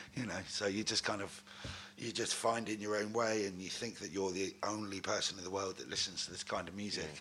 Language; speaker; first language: English; native; English